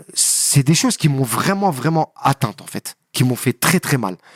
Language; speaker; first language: French; native; French